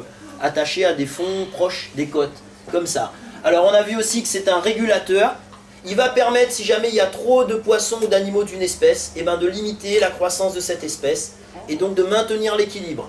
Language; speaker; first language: French; native; French